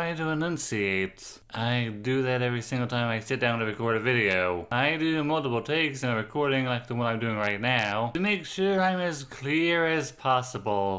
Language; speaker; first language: English; native; English